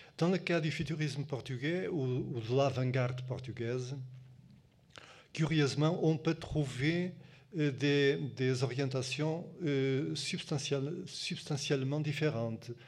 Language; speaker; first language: French; non-native, fluent; Portuguese